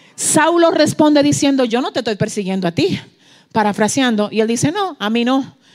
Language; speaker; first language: Spanish; early bilingual, heritage; Spanish